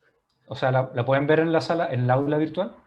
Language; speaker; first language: Spanish; native; Spanish